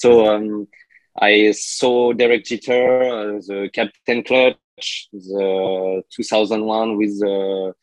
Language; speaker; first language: English; non-native, learner; French